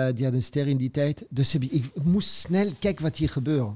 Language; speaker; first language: Dutch; non-native, fluent; French